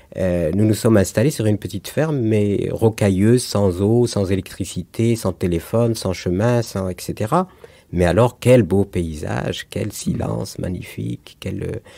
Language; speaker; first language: French; non-native, local second language; Arabic